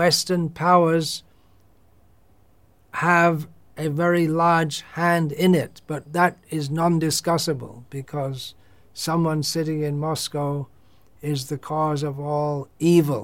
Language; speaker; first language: English; native; English